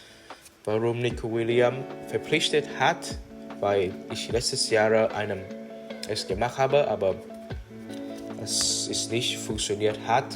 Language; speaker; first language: German; non-native, learner; English